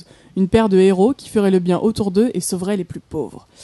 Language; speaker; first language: French; native; French